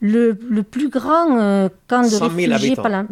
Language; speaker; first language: French; native; French